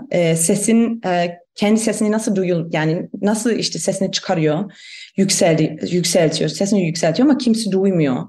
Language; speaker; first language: Turkish; non-native, fluent; German